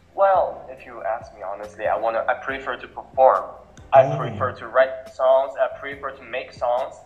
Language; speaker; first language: English; non-native, local second language; Cantonese